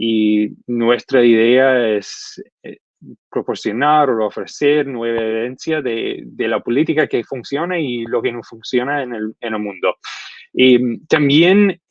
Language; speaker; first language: Spanish; non-native, fluent; English